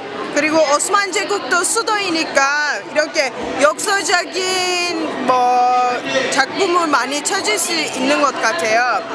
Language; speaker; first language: Korean; non-native, fluent; Turkish